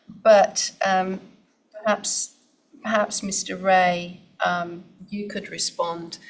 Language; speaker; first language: English; native; English